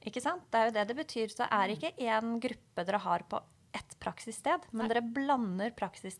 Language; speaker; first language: Norwegian; native; Norwegian